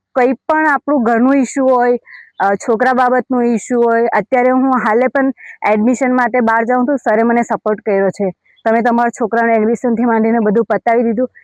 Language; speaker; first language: Gujarati; native; Gujarati